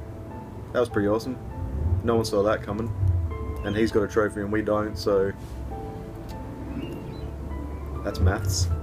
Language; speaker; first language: English; native; English